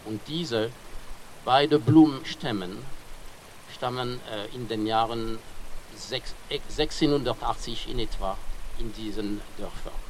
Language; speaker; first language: German; non-native, fluent; French